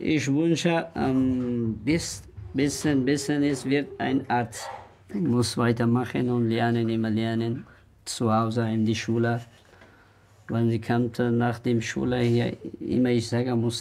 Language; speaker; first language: German; non-native, learner; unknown